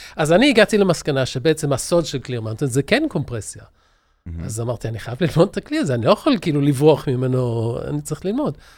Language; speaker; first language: Hebrew; early bilingual, other home language; English